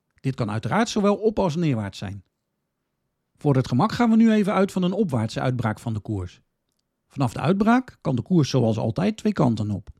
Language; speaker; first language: Dutch; native; Dutch